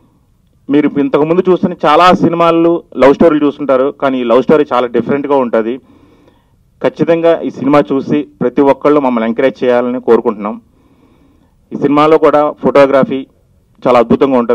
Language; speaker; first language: Telugu; native; Telugu